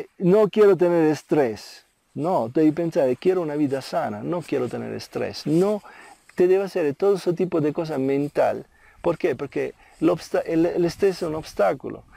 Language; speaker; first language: Spanish; non-native, fluent; Italian